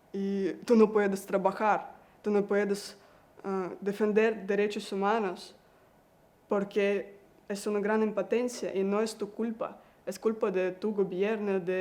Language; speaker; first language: Spanish; non-native, learner; Russian